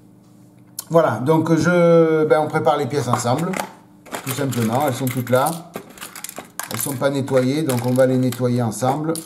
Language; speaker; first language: French; native; French